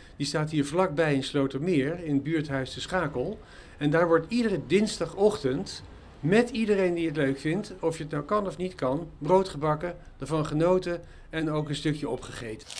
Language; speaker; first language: Dutch; native; Dutch